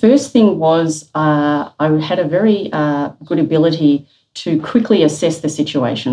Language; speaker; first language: English; native; English